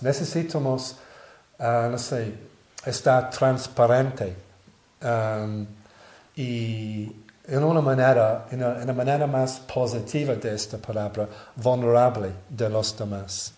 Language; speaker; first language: Spanish; non-native, learner; English